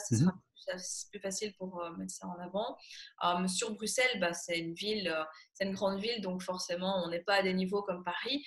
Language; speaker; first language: French; native; French